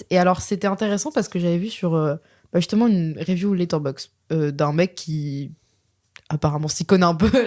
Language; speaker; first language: French; native; French